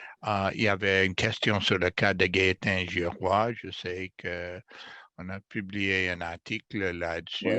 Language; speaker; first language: French; non-native, fluent; English